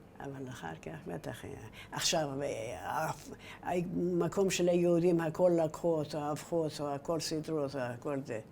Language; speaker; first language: Hebrew; non-native, learner; Persian